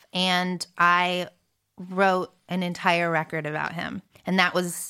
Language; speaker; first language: English; early bilingual, other home language; French